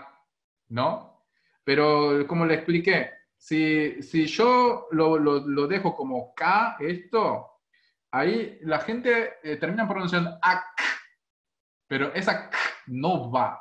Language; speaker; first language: Spanish; non-native, fluent; Korean